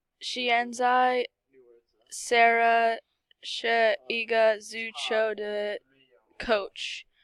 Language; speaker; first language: Chinese; non-native, learner; English